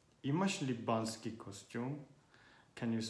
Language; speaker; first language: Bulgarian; non-native, learner; Finnish